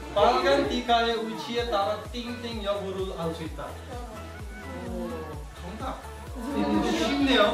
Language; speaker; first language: Korean; non-native, fluent; Nepali